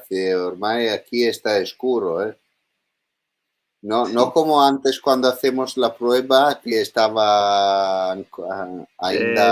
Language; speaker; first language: Spanish; non-native, learner; Italian